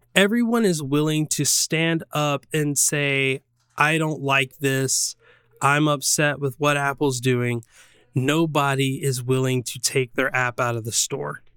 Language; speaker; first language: English; native; English